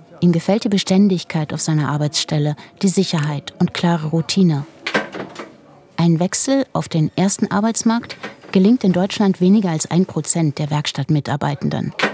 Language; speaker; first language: German; native; German